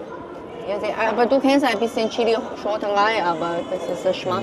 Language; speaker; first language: German; non-native, learner; Chinese